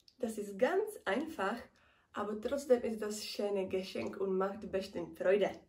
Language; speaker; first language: German; non-native, learner; Czech